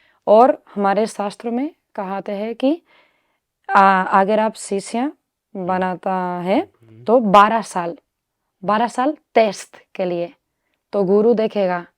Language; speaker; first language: Hindi; non-native, learner; Spanish